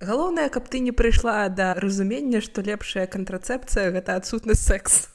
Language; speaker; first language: Belarusian; non-native, local second language; Russian